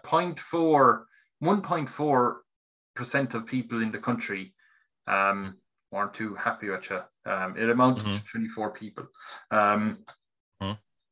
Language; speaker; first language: English; native; English